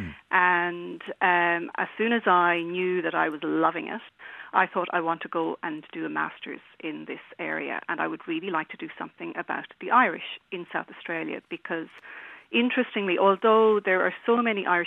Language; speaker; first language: English; native; English